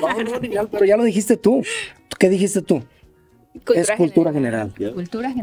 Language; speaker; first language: Spanish; native; Spanish